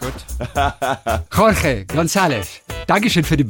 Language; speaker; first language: German; native; German